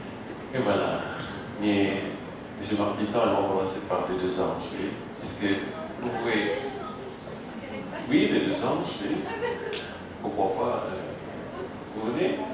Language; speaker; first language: French; non-native, fluent; Indonesian